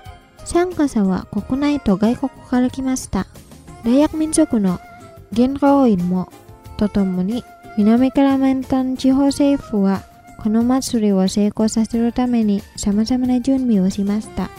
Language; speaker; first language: Japanese; non-native, fluent; Indonesian